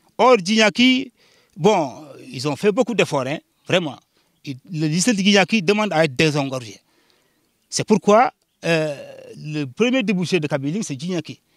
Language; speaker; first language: French; non-native, local second language; Jola-Fonyi